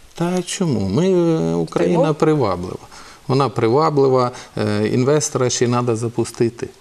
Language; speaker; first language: Ukrainian; native; Ukrainian